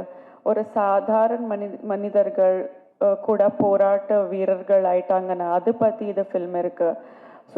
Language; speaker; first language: Tamil; non-native, fluent; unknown